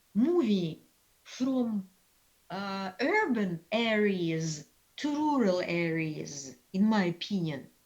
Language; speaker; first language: English; non-native, fluent; Russian